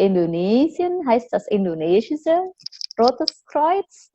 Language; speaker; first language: German; non-native, fluent; Indonesian